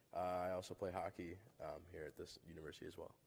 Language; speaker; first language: English; native; English